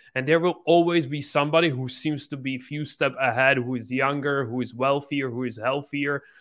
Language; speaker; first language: English; non-native, fluent; Czech